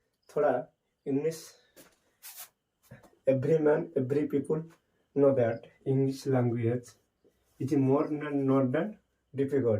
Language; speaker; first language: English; non-native, learner; Hindi